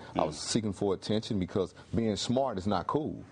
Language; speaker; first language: English; native; English